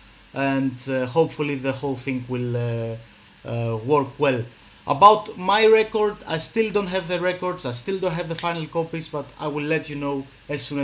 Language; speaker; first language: English; non-native, fluent; Greek